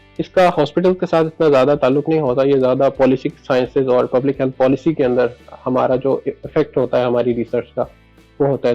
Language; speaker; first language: Urdu; non-native, local second language; Punjabi